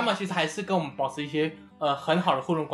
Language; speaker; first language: Chinese; native; Chinese